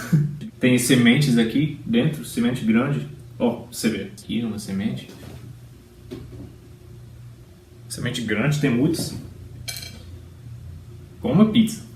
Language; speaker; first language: Portuguese; non-native, fluent; English